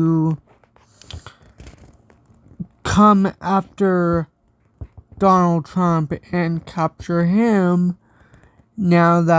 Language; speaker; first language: English; native; English